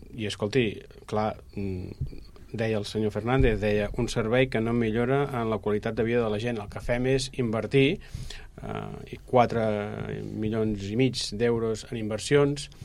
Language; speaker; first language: Catalan; native; Catalan